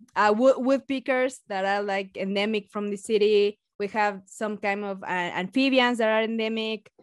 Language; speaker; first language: English; non-native, fluent; Spanish